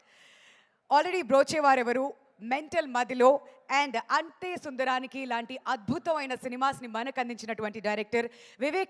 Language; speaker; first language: Telugu; native; Telugu